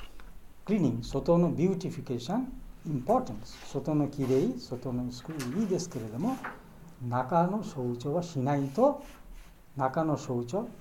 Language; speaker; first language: Japanese; non-native, learner; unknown